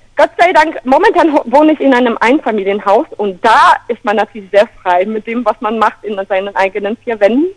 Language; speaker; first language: German; non-native, fluent; Polish